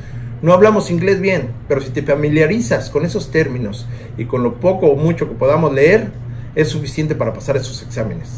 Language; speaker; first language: Spanish; native; Spanish